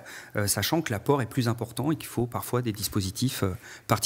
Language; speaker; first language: French; native; French